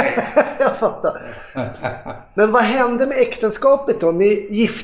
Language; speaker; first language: Swedish; native; Swedish